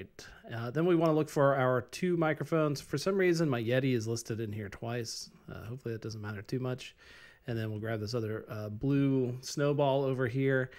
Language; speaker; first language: English; native; English